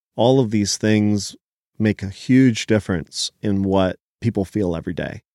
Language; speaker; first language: English; early bilingual, other home language; Hebrew